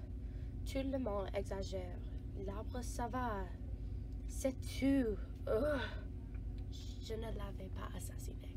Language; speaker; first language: French; non-native, learner; English